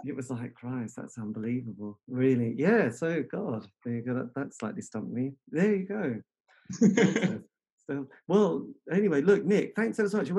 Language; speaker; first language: English; native; English